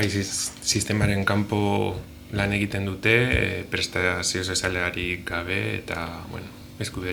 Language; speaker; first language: Basque; non-native, learner; Spanish